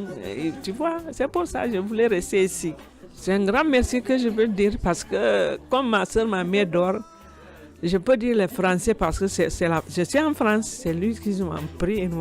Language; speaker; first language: French; non-native, learner; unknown